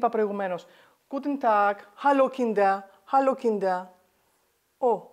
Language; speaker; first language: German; non-native, fluent; Greek